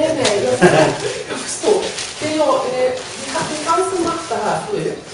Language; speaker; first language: Swedish; native; Swedish